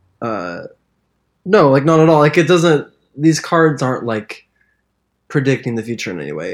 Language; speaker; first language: English; native; English